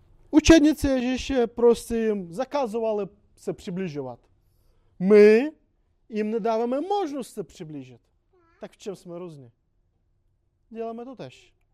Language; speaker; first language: Czech; non-native, fluent; Russian